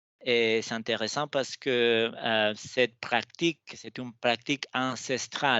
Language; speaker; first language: French; non-native, fluent; Spanish